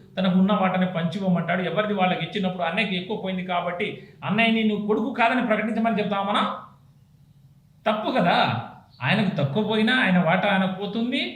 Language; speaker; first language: Telugu; non-native, local second language; Lambadi